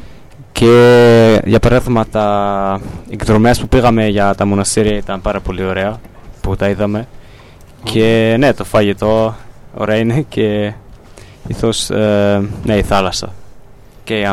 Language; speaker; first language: Greek; early bilingual, heritage; Greek